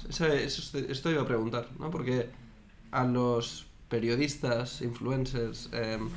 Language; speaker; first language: Spanish; native; Spanish